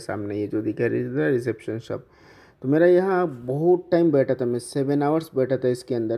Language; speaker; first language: Hindi; non-native, local second language; Bangla